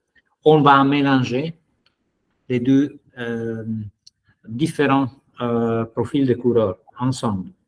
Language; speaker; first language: French; non-native, fluent; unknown